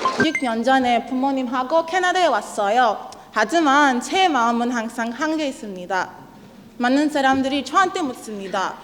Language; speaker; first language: Korean; non-native, learner; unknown